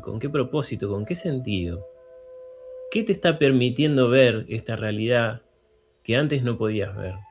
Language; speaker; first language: Spanish; native; Spanish